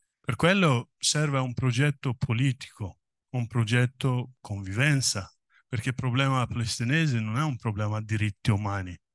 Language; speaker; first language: Italian; non-native, learner; Kurdish